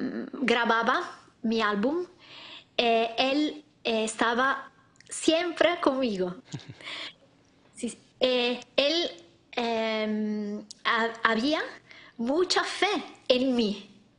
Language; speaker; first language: Spanish; non-native, learner; Italian